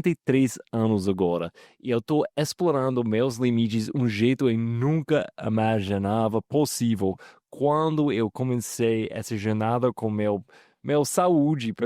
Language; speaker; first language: Portuguese; non-native, fluent; English